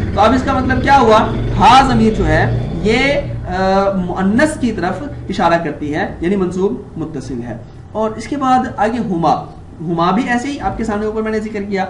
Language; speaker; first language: Urdu; native; Urdu